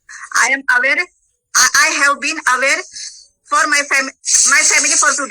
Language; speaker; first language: English; non-native, learner; Hindi